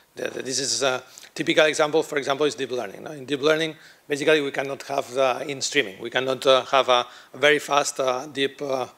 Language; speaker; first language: English; non-native, fluent; Catalan